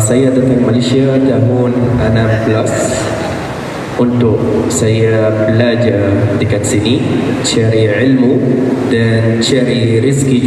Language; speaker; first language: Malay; non-native, fluent; Arabic